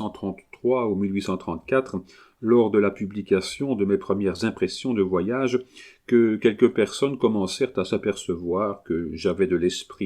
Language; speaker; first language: French; native; French